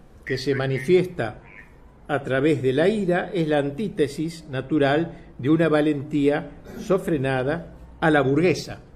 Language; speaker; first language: Spanish; native; Spanish